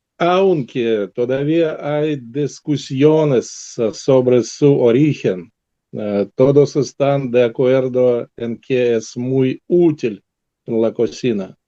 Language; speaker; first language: Spanish; non-native, learner; Russian